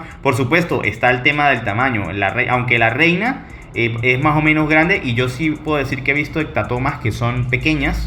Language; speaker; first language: Spanish; native; Spanish